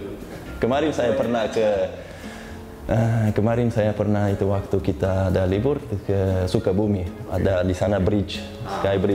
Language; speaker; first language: Indonesian; non-native, learner; Uzbek